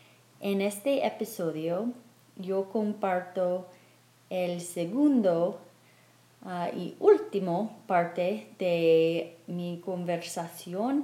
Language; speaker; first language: Spanish; non-native, fluent; English